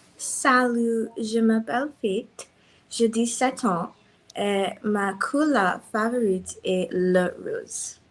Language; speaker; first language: French; non-native, learner; English